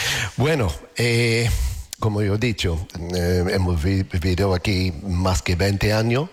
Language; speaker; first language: Spanish; non-native, learner; English